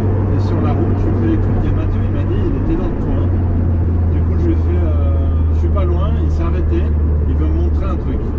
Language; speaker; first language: French; native; French